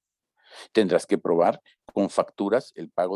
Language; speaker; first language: Spanish; native; Spanish